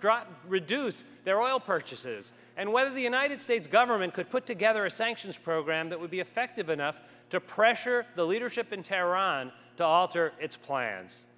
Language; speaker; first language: English; native; English